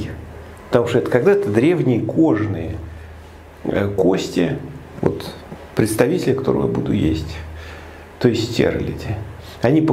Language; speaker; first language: Russian; native; Russian